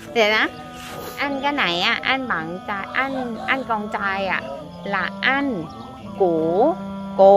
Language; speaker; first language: Vietnamese; non-native, learner; Thai